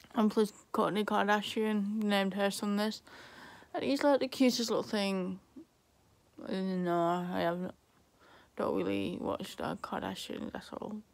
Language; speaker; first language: English; native; English